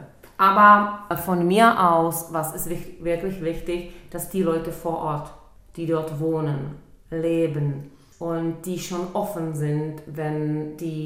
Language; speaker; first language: German; non-native, local second language; Czech